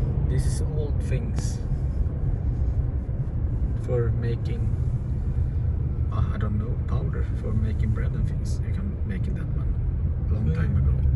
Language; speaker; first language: English; non-native, learner; Swedish